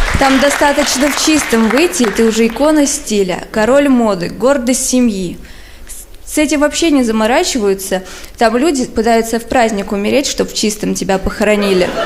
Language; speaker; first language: Russian; early bilingual, other home language; Armenian